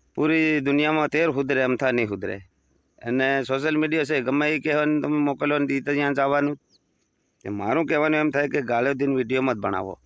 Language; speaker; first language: Gujarati; non-native, local second language; Bhili